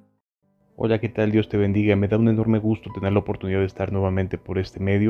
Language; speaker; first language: Spanish; native; Spanish